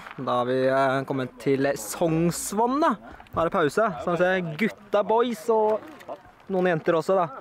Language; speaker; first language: Norwegian; native; Norwegian